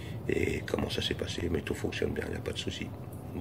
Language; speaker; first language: French; native; French